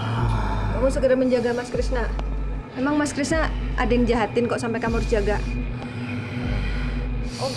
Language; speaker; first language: Indonesian; native; Indonesian